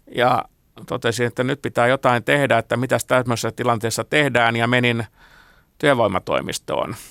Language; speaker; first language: Finnish; non-native, local second language; Swedish